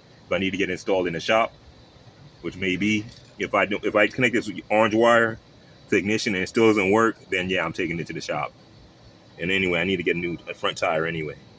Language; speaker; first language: English; native; English